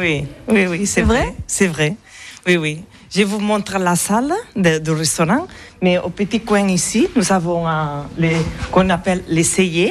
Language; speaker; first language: French; non-native, learner; Catalan